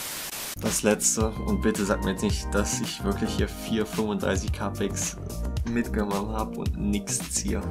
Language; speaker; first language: German; native; German